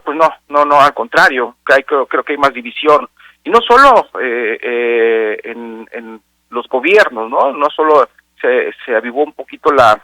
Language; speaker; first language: Spanish; native; Spanish